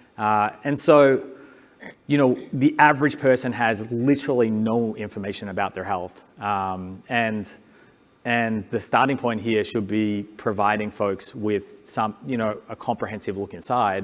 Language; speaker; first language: English; native; English